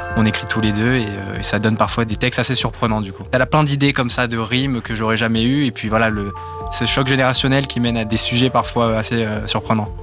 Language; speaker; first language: French; early bilingual, other home language; Serbian